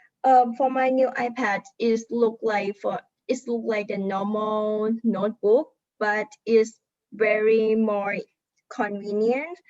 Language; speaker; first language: English; non-native, learner; Thai